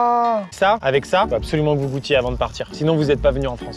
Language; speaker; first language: French; native; French